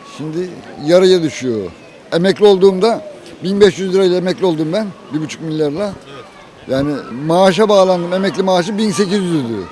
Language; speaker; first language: Turkish; native; Turkish